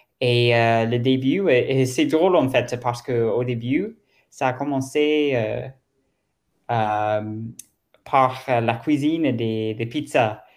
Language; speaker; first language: French; non-native, learner; German